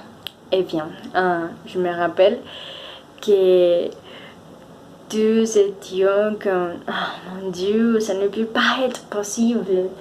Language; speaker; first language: French; non-native, fluent; Spanish